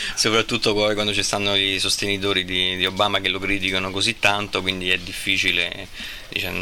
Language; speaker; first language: Italian; native; Italian